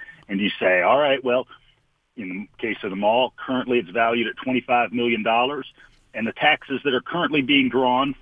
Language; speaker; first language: English; native; English